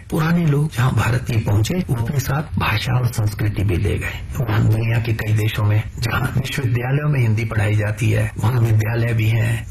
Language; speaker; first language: Hindi; native; Hindi